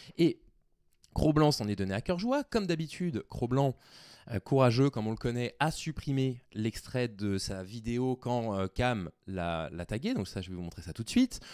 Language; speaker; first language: French; native; French